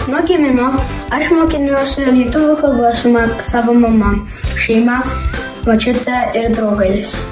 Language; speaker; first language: Lithuanian; early bilingual, heritage; Lithuanian